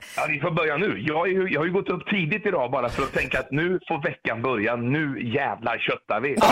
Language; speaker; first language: Swedish; native; Swedish